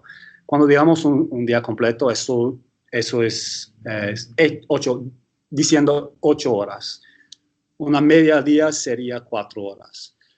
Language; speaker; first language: Spanish; early bilingual, heritage; English